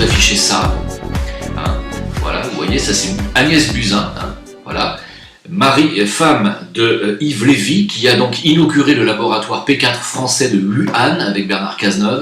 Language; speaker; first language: French; native; French